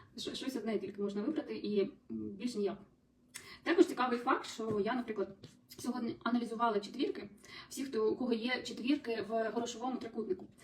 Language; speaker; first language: Ukrainian; non-native, local second language; Russian